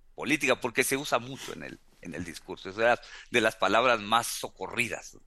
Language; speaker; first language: Spanish; native; Spanish